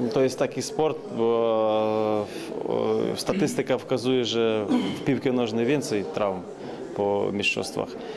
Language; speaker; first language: Polish; non-native, learner; Ukrainian